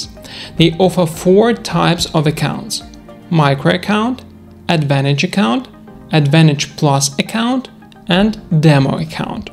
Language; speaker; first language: English; non-native, fluent; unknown